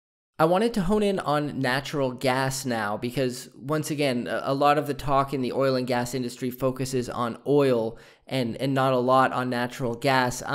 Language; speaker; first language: English; native; English